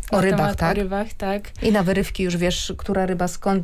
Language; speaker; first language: Polish; native; Polish